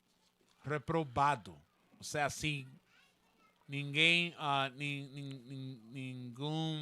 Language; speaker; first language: Portuguese; non-native, learner; Spanish